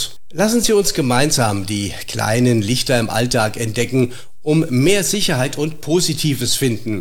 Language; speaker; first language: German; native; German